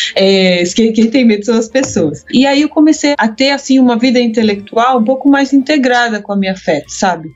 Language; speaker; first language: Portuguese; early bilingual, heritage; Portuguese